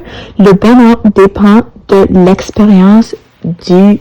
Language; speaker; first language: French; non-native, learner; English